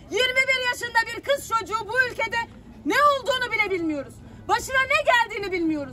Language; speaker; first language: Turkish; native; Turkish